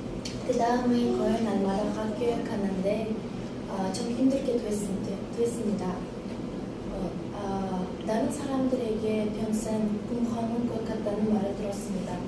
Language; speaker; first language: Korean; non-native, learner; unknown